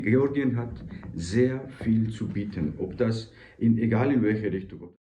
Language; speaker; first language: German; non-native, fluent; Georgian